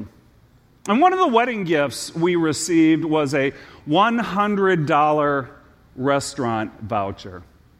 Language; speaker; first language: English; native; English